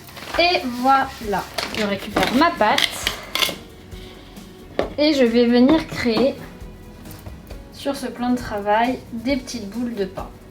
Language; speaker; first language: French; native; French